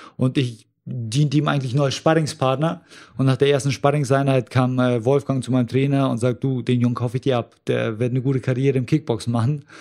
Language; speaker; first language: German; early bilingual, other home language; Russian